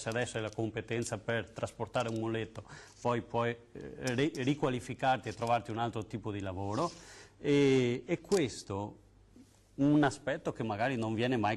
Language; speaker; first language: Italian; native; Italian